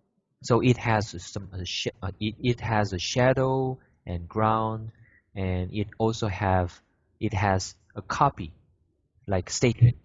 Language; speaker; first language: English; non-native, fluent; Korean